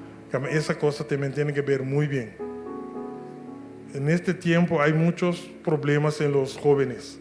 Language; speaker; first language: Spanish; non-native, local second language; Papiamento